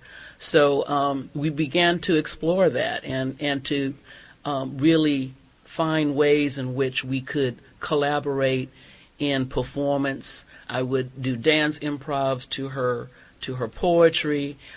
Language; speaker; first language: English; native; English